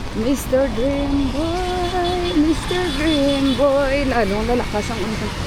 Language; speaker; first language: Filipino; native; Filipino